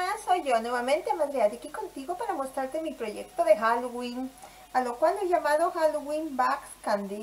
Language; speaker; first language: Spanish; native; Spanish